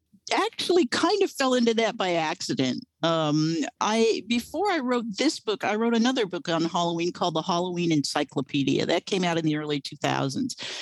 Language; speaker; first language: English; native; English